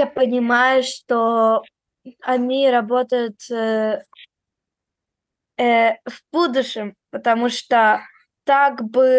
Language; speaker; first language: Russian; early bilingual, heritage; Russian